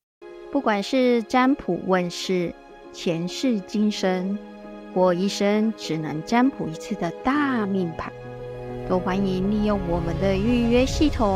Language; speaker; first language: Chinese; native; Chinese